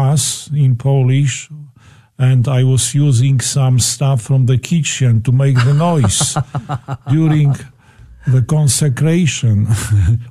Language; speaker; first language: English; non-native, fluent; Polish